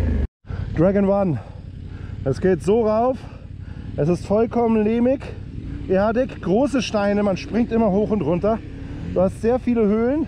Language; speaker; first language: German; native; German